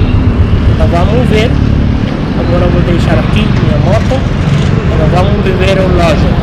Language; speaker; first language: Portuguese; non-native, fluent; Hindi